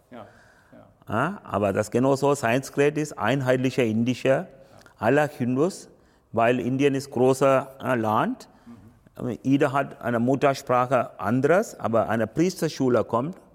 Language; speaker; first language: German; non-native, learner; Tamil